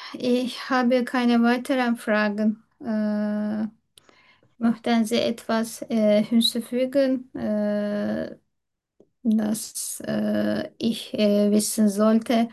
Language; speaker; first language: German; non-native, learner; Turkish